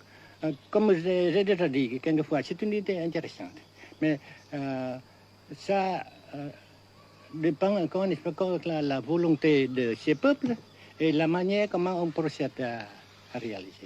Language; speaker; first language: French; non-native, fluent; Vietnamese